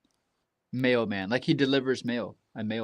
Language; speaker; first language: English; native; English